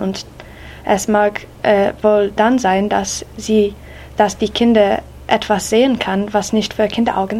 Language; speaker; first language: German; non-native, learner; English